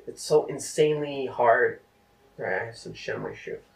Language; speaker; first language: English; non-native, fluent; Czech